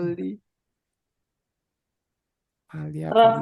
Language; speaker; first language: Arabic; non-native, learner; Indonesian